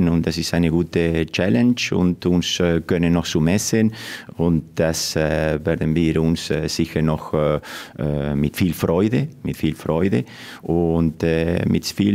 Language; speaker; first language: German; non-native, fluent; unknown